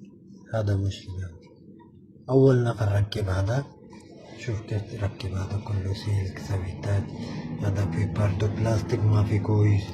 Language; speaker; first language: Arabic; non-native, learner; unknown